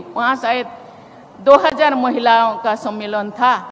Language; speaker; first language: Hindi; non-native, local second language; Santali